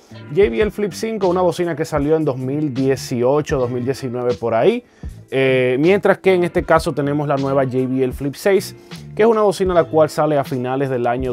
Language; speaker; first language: Spanish; native; Spanish